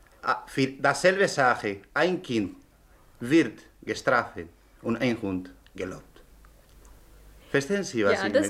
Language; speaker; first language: German; non-native, learner; Spanish